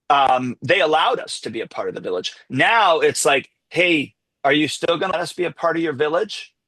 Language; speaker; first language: English; native; English